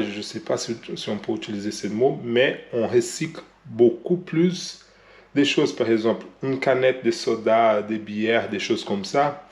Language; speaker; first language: French; non-native, learner; Portuguese